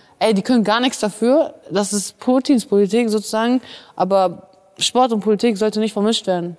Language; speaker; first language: German; early bilingual, other home language; Russian